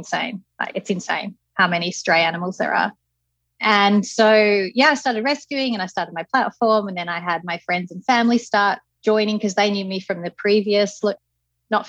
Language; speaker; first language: English; native; English